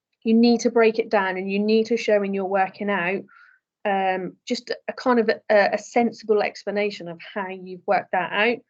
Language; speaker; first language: English; native; English